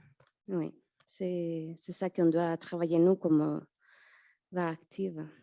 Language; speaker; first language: French; non-native, fluent; Spanish